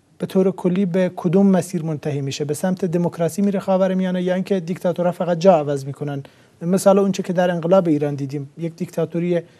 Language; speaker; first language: Persian; non-native, local second language; Central Kurdish